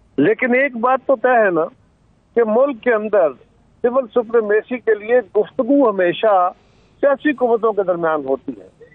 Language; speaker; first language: Urdu; non-native, local second language; Punjabi